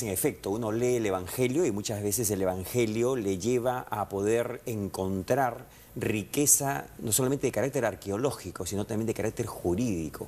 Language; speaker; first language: Spanish; native; Spanish